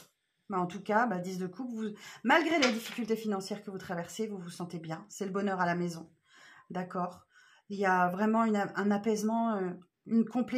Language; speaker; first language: French; native; French